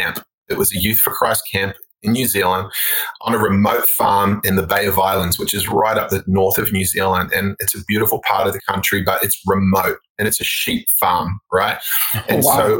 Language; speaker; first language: English; native; English